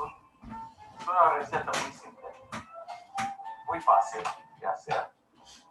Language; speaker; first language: Spanish; non-native, learner; English